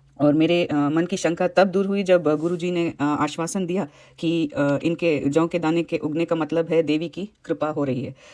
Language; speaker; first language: Hindi; non-native, local second language; Tamil